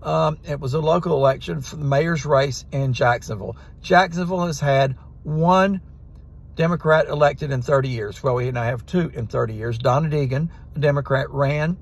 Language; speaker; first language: English; native; English